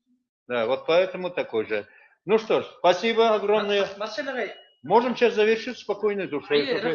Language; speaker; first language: Russian; non-native, local second language; Bashkir